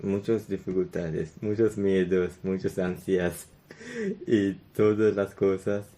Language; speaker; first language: Spanish; non-native, learner; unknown